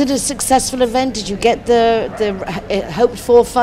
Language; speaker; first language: English; native; English